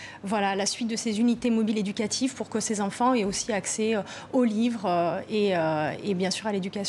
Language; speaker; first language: French; native; French